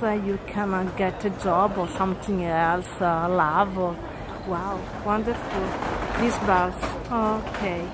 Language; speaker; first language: English; non-native, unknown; Italian